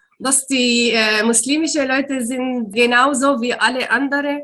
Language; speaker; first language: German; non-native, learner; Arabic